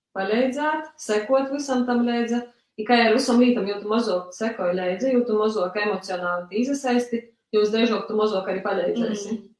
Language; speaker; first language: Latvian; early bilingual, other home language; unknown